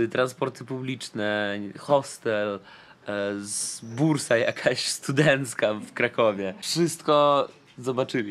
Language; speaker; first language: Polish; non-native, fluent; Russian